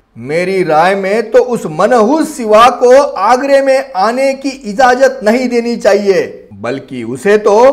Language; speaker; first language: Hindi; non-native, local second language; Marathi